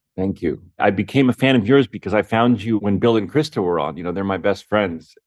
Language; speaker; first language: English; native; English